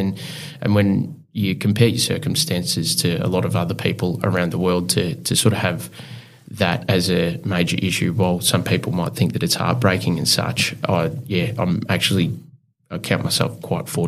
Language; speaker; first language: English; native; English